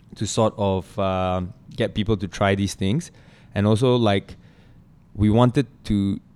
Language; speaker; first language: English; native; English